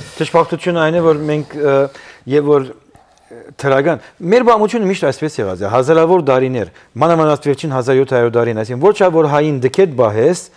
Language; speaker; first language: Armenian; early bilingual, heritage; Armenian